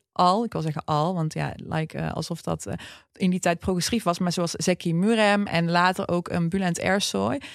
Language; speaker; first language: Dutch; early bilingual, other home language; Turkish